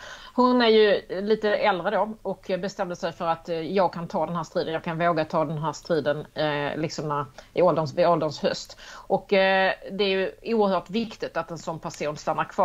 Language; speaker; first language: Swedish; native; Swedish